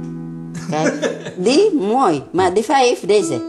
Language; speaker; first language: Dutch; non-native, learner; Tigrinya